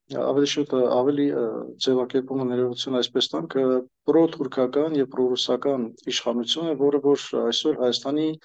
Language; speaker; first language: Armenian; native; Armenian